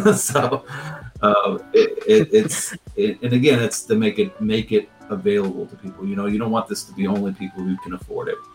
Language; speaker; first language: English; native; English